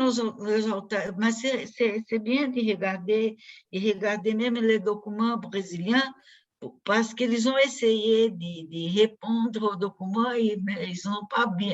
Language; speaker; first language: French; non-native, fluent; Portuguese